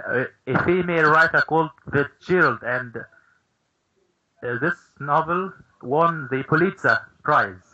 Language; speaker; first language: English; non-native, fluent; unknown